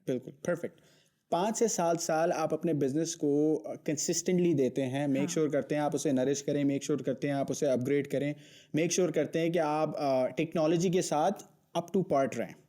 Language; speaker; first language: Urdu; native; Urdu